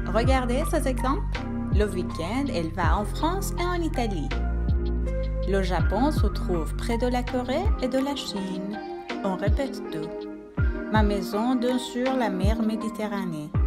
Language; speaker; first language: French; non-native, fluent; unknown